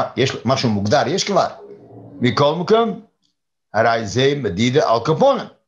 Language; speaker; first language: Hebrew; non-native, fluent; English